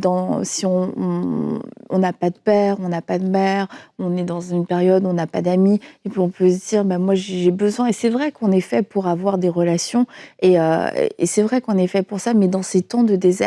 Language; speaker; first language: French; native; French